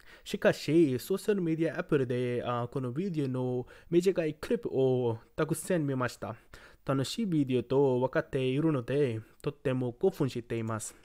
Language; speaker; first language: Japanese; non-native, learner; Hindi